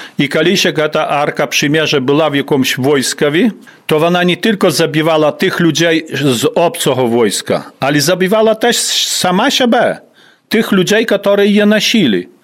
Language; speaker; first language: Ukrainian; native; Ukrainian